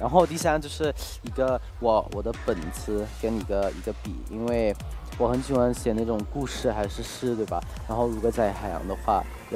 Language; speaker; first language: Chinese; non-native, fluent; Thai